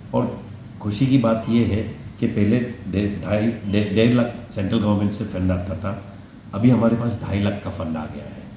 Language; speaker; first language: Hindi; non-native, local second language; Gujarati